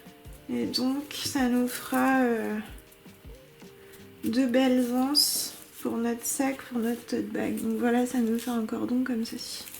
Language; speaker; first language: French; native; French